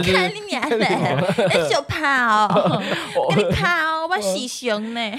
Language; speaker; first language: Chinese; native; Chinese